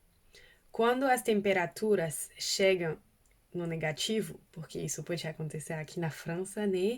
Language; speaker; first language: Portuguese; non-native, fluent; French